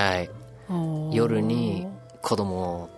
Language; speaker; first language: Japanese; non-native, learner; English